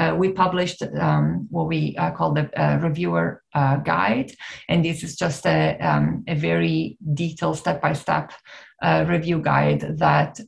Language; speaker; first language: English; non-native, fluent; Italian